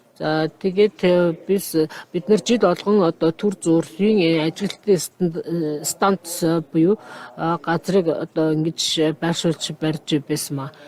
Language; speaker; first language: Mongolian; non-native, fluent; Japanese